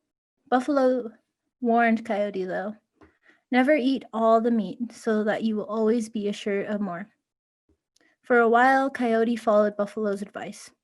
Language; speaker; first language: English; native; English